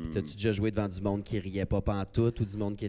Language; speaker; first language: French; native; French